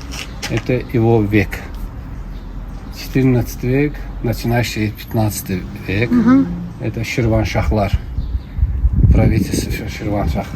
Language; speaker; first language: Russian; non-native, local second language; Azerbaijani